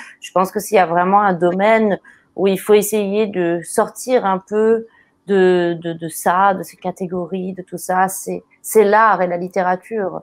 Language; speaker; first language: French; native; French